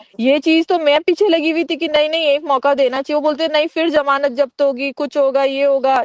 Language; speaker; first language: Hindi; native; Hindi